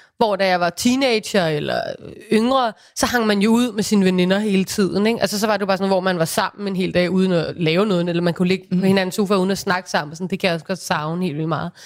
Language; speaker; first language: Danish; native; Danish